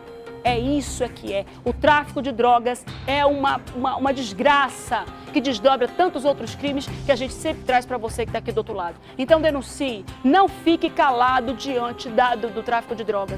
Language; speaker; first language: Portuguese; native; Portuguese